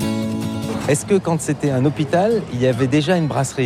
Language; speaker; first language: French; native; French